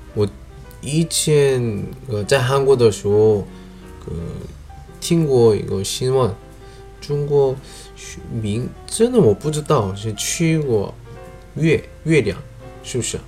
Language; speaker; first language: Chinese; non-native, learner; Korean